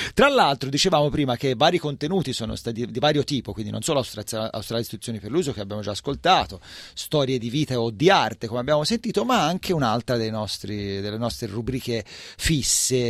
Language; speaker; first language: Italian; native; Italian